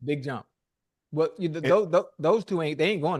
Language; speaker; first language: English; native; English